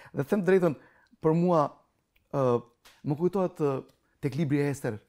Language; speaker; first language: Albanian; non-native, local second language; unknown